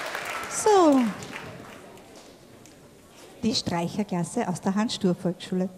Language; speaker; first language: German; native; German